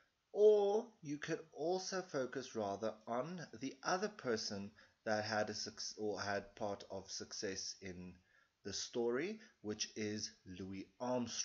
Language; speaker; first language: English; non-native, local second language; Afrikaans